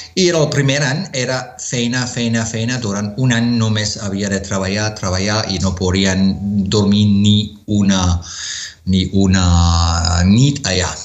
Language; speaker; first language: Catalan; non-native, fluent; German